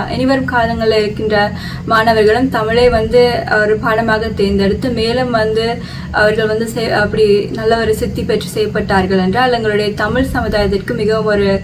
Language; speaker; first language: Tamil; early bilingual, heritage; Tamil